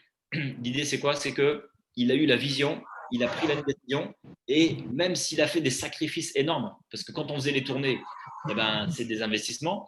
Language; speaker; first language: French; native; French